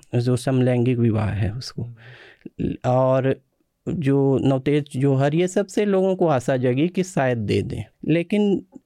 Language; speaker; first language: Hindi; native; Hindi